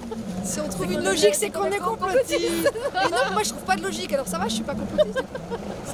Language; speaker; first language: French; native; French